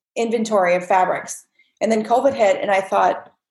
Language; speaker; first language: English; native; English